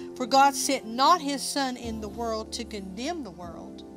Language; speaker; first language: English; native; English